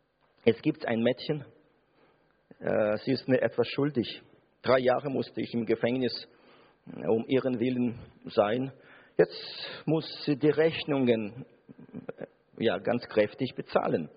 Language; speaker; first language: German; non-native, fluent; Russian